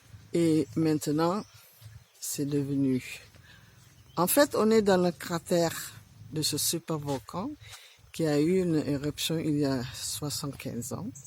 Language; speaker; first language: French; non-native, learner; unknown